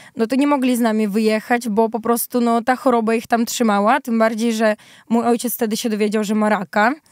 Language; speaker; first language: Polish; early bilingual, other home language; Ukrainian